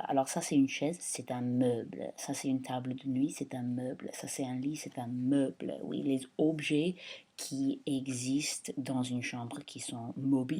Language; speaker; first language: French; non-native, fluent; English